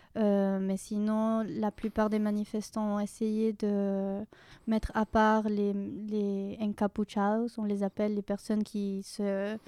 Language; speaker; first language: French; non-native, fluent; Spanish